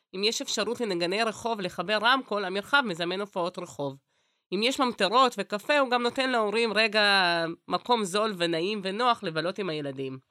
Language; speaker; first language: Hebrew; early bilingual, other home language; Russian